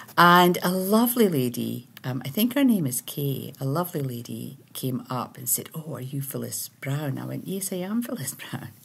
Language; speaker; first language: English; native; English